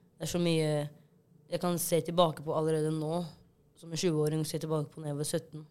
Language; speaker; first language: Norwegian; early bilingual, other home language; Somali